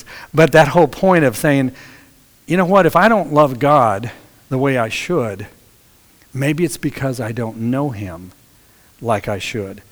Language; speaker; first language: English; native; English